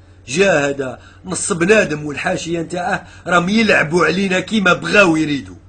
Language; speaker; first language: Arabic; native; Arabic